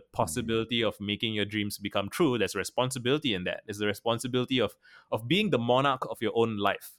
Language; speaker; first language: English; native; English